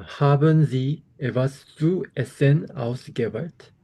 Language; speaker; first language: German; non-native, learner; Korean